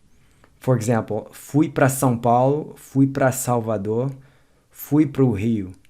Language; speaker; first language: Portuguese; non-native, fluent; English